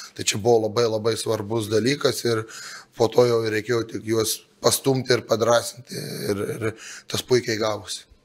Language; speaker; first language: Lithuanian; native; Lithuanian